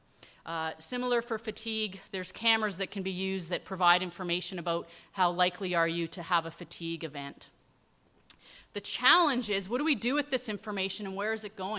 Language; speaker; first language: English; native; English